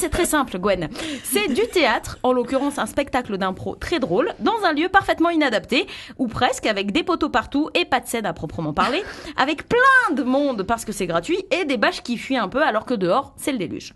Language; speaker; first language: French; native; French